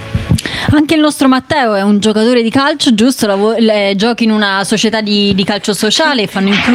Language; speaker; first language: Italian; native; Italian